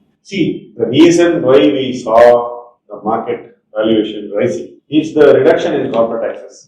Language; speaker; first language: English; non-native, local second language; Tamil